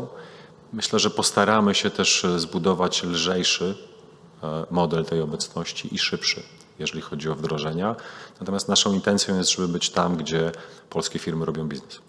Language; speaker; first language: Polish; native; Polish